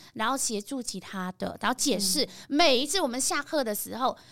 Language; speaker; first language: Chinese; non-native, fluent; Vietnamese